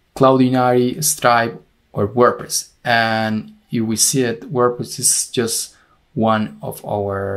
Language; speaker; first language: English; non-native, fluent; Spanish